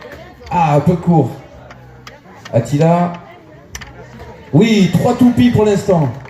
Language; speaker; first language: French; native; French